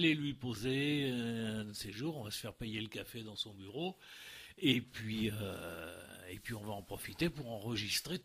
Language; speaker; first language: French; native; French